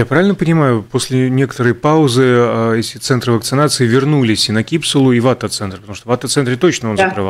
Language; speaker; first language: Russian; native; Russian